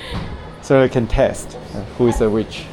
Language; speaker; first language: English; non-native, learner; Chinese